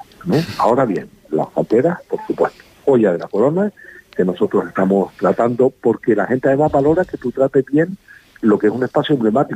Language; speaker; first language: Spanish; native; Spanish